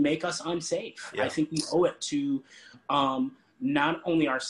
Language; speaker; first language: English; native; English